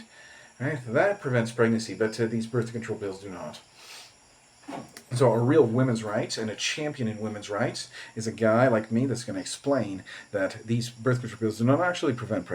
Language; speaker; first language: English; native; English